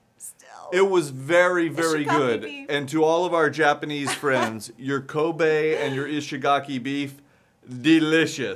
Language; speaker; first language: English; native; English